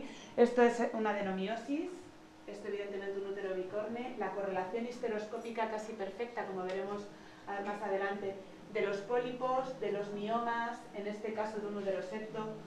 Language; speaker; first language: Spanish; native; Spanish